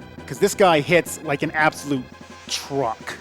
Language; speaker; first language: English; native; English